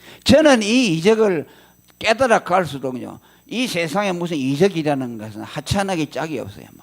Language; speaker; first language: Korean; native; Korean